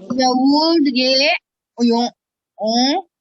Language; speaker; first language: French; non-native, learner; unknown